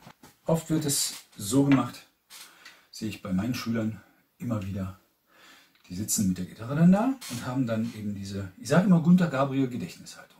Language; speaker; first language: German; native; German